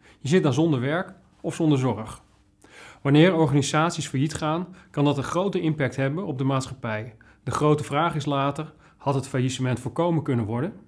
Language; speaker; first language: Dutch; native; Dutch